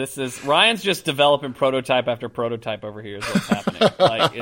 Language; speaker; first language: English; native; English